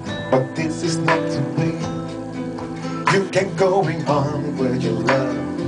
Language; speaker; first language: English; non-native, learner; Dutch